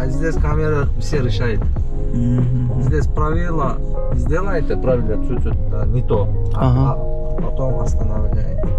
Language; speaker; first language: Russian; non-native, learner; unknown